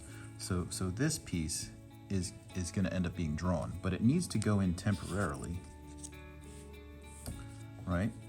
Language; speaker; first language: English; native; English